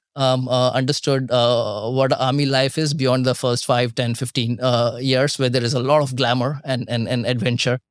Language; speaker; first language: English; non-native, local second language; Marathi